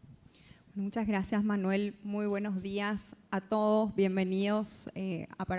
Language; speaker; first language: Spanish; native; Spanish